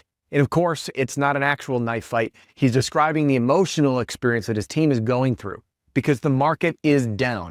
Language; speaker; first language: English; native; English